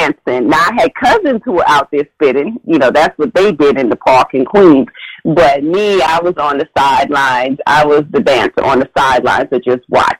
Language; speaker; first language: English; native; English